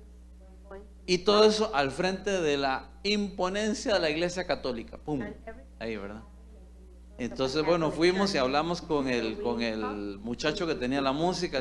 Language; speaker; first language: Spanish; native; Spanish